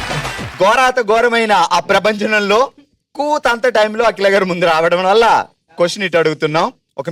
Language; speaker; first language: Telugu; native; Telugu